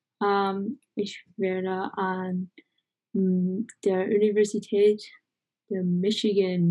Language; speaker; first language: German; non-native, learner; English